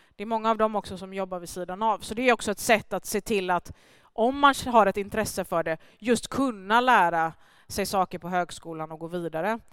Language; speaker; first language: Swedish; early bilingual, other home language; Persian